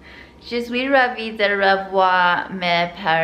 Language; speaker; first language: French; non-native, learner; English